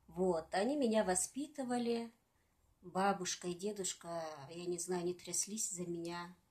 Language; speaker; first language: Russian; non-native, local second language; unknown